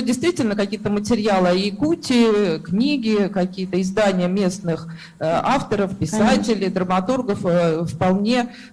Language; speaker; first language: Russian; native; Russian